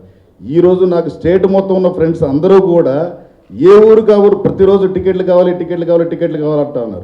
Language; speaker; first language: Telugu; native; Telugu